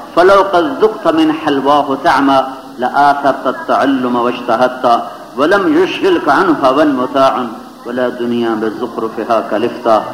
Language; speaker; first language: Urdu; native; Urdu